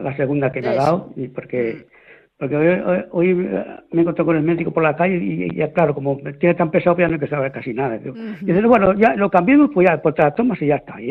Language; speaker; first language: Spanish; native; Spanish